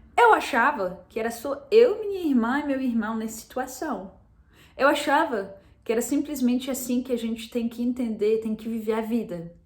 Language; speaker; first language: Portuguese; non-native, fluent; Arabic